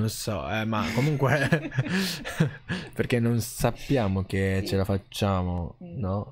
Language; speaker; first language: Italian; non-native, learner; Japanese